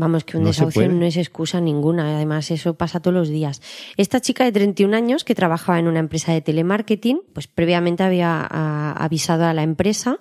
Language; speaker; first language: Spanish; native; Spanish